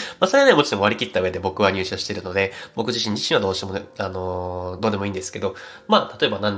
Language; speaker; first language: Japanese; native; Japanese